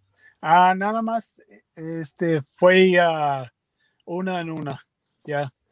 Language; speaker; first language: Spanish; non-native, learner; English